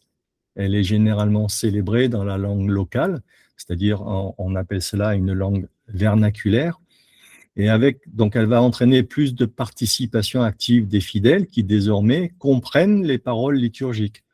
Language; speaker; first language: French; native; French